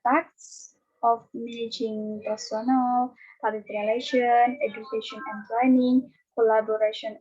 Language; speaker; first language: English; non-native, learner; Indonesian